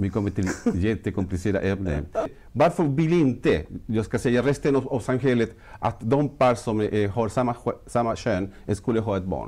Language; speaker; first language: Swedish; non-native, fluent; Spanish